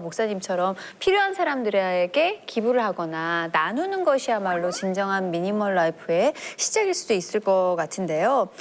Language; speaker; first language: Korean; native; Korean